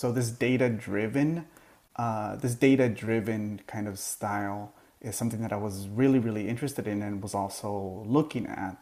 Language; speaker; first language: English; early bilingual, other home language; Spanish